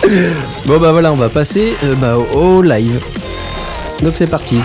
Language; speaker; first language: French; native; French